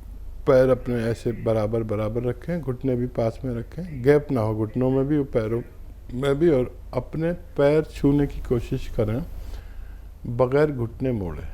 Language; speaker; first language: Hindi; native; Hindi